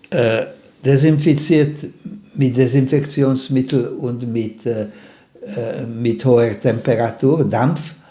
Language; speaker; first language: German; non-native, fluent; Slovak